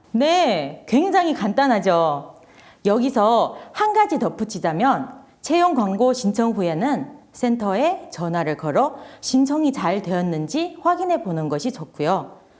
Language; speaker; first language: Korean; non-native, fluent; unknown